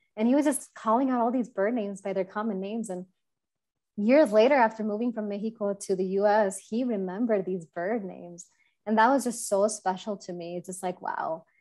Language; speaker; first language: English; native; English